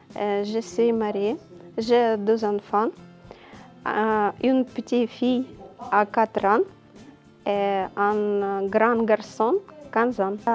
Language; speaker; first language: French; non-native, learner; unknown